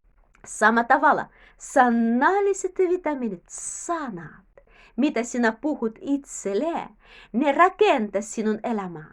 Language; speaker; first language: Finnish; non-native, learner; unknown